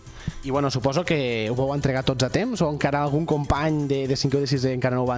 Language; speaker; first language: Catalan; native; Catalan